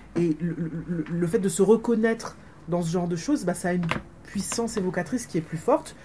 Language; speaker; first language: French; native; French